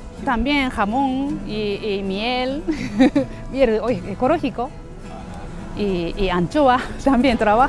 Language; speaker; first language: Spanish; non-native, fluent; Japanese